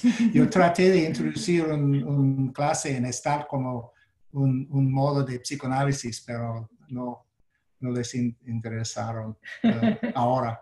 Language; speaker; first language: Spanish; non-native, fluent; English